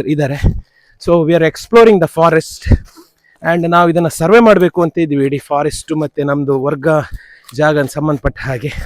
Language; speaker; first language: Kannada; non-native, local second language; Tulu